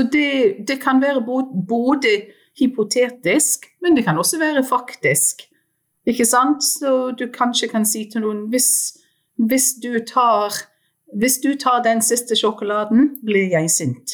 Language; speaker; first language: Norwegian; non-native, fluent; English